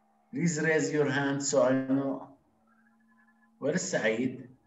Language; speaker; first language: English; non-native, fluent; Arabic